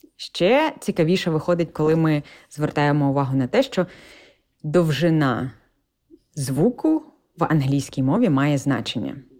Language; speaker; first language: Ukrainian; native; Ukrainian